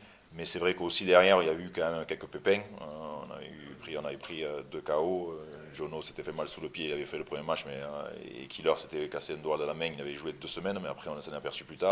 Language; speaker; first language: French; native; French